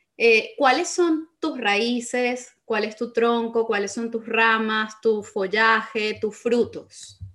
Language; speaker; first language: Spanish; native; Spanish